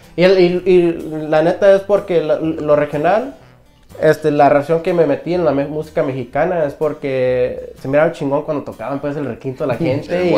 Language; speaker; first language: Spanish; early bilingual, heritage; Spanish